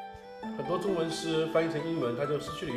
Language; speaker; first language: Chinese; native; Chinese